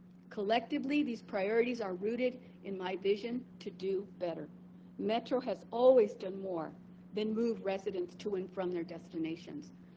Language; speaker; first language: English; early bilingual, other home language; Spanish